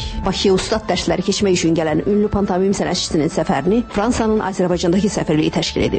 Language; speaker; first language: Azerbaijani; native; Azerbaijani